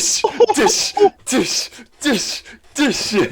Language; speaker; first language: English; native; English